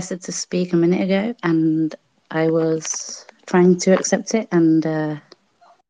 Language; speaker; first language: English; native; English